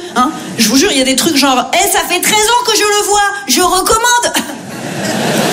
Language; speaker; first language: French; native; French